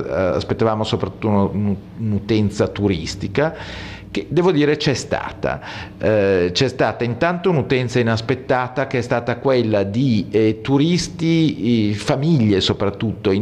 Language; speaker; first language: Italian; native; Italian